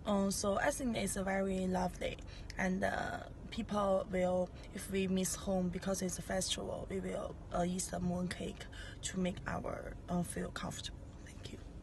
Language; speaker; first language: English; non-native, learner; Chinese